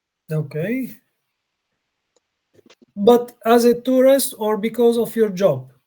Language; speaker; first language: English; non-native, fluent; Polish